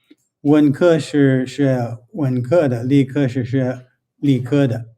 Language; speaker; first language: Chinese; non-native, fluent; English